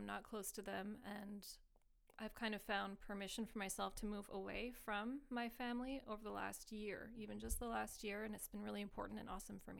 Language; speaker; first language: English; native; English